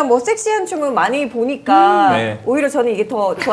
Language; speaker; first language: Korean; native; Korean